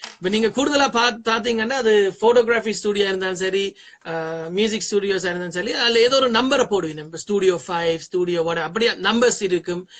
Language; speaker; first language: Tamil; early bilingual, heritage; Tamil